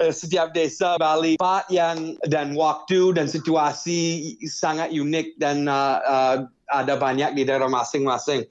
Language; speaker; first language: Indonesian; non-native, fluent; English